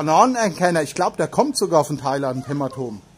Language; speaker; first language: German; native; German